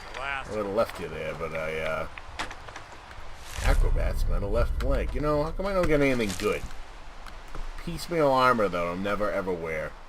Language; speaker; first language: English; native; English